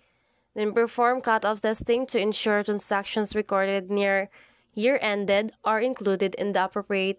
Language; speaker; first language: English; non-native, local second language; Cebuano